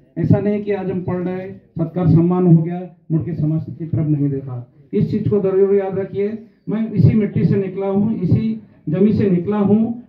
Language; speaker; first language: Hindi; non-native, local second language; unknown